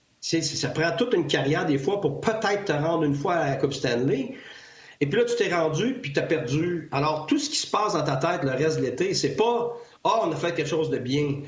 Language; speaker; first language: French; native; French